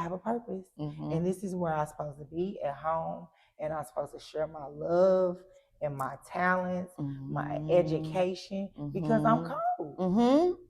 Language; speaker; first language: English; native; English